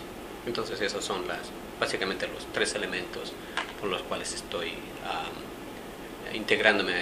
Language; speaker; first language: English; non-native, fluent; Spanish